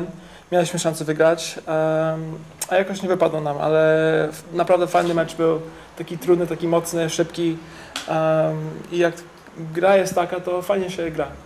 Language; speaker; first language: Polish; early bilingual, heritage; English